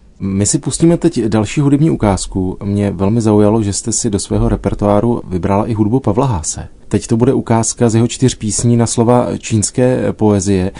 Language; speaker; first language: Czech; native; Czech